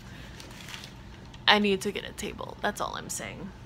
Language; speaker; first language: English; native; English